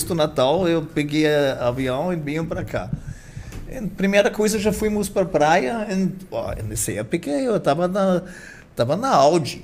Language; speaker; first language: Portuguese; non-native, fluent; German